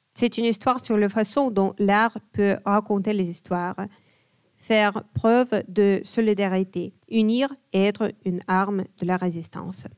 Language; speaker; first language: French; non-native, fluent; Ukrainian